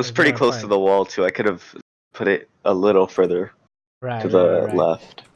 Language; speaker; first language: English; native; English